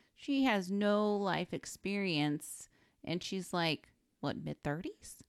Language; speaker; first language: English; native; English